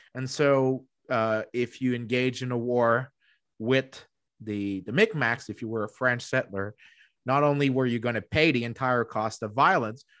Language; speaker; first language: English; native; English